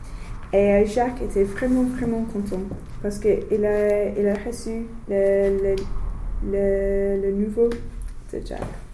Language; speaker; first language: French; non-native, learner; English